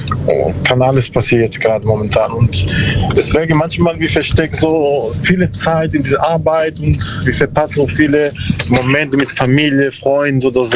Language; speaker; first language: German; non-native, learner; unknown